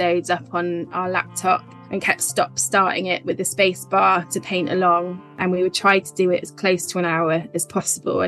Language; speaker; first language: English; native; English